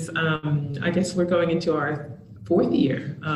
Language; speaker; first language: English; native; English